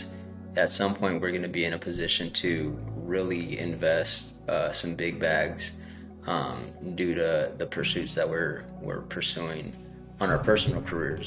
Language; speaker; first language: English; native; English